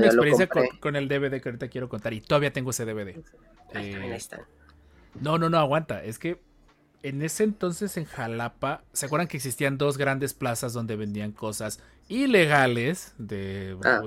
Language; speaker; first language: Spanish; native; Spanish